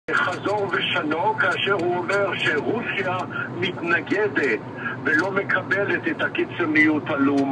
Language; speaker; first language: Hebrew; non-native, fluent; Russian